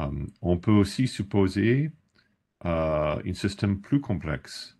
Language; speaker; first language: French; non-native, fluent; English